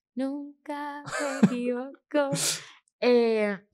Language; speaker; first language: Spanish; native; Spanish